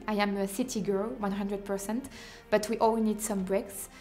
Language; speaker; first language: English; non-native, fluent; French